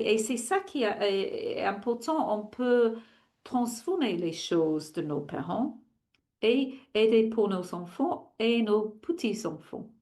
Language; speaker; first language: French; non-native, fluent; English